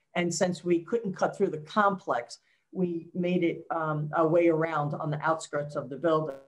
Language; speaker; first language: English; native; English